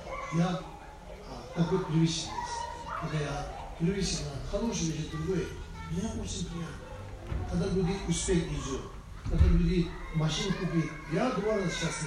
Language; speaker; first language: Russian; non-native, learner; Tibetan